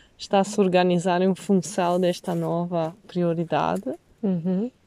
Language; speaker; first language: Portuguese; non-native, fluent; Italian